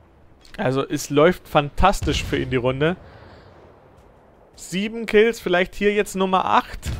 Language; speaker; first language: German; native; German